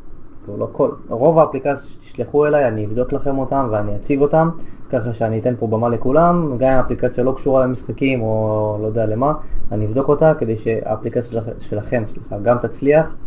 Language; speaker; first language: Hebrew; native; Hebrew